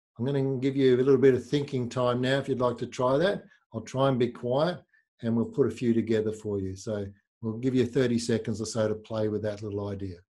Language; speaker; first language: English; native; English